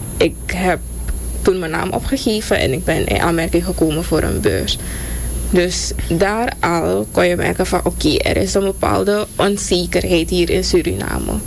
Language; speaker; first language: Dutch; native; Dutch